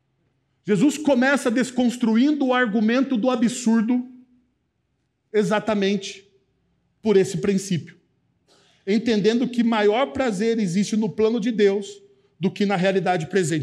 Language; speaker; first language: Portuguese; native; Portuguese